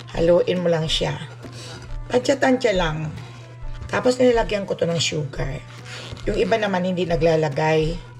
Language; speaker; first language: Filipino; non-native, local second language; Cebuano